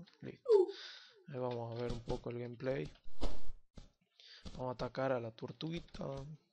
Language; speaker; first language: Spanish; native; Spanish